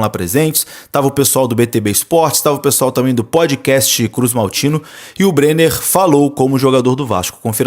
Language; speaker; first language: Portuguese; native; Portuguese